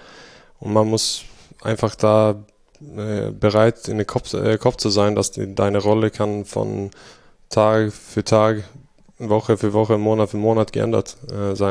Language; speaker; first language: German; non-native, fluent; Swedish